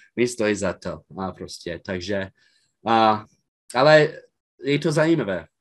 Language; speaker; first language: Czech; non-native, fluent; English